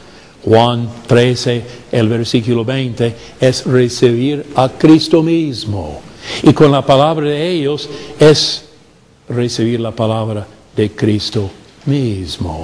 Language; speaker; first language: Spanish; non-native, fluent; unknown